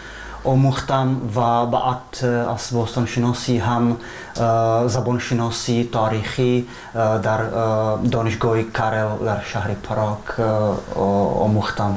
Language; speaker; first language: Persian; non-native, fluent; Czech